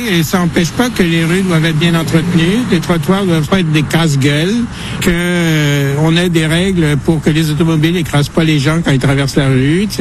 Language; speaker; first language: French; native; French